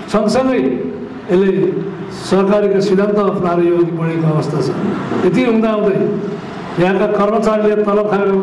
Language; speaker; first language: Nepali; native; Nepali